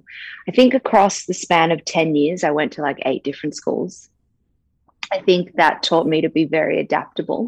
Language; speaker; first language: English; native; English